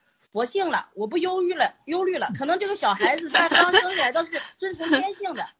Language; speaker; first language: Chinese; native; Chinese